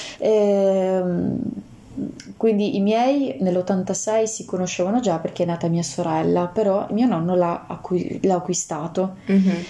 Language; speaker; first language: Italian; non-native, fluent; Russian